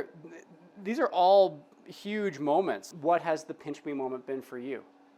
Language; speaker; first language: English; native; English